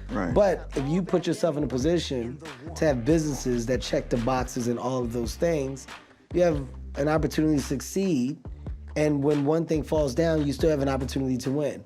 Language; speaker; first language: English; native; English